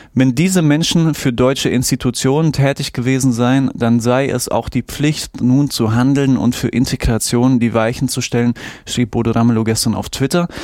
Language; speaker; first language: German; native; German